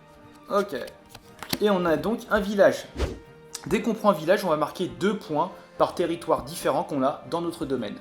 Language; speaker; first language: French; native; French